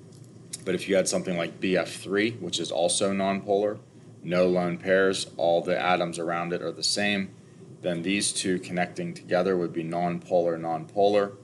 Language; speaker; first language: English; native; English